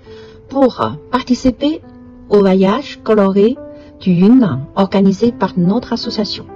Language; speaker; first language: French; non-native, fluent; Chinese